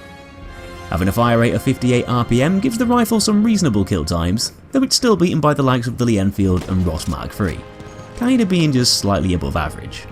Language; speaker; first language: English; native; English